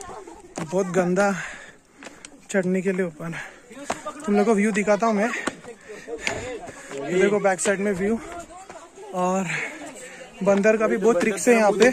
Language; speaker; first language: Hindi; native; Hindi